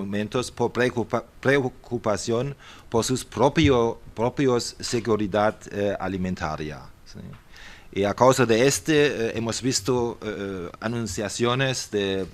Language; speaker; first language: Spanish; non-native, fluent; German